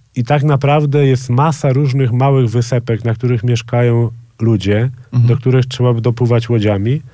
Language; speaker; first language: Polish; native; Polish